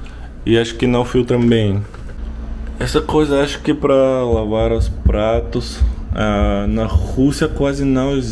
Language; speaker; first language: Portuguese; non-native, learner; Russian